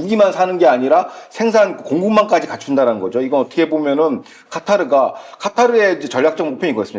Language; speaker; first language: Korean; native; Korean